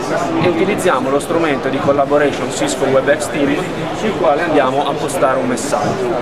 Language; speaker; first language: Italian; native; Italian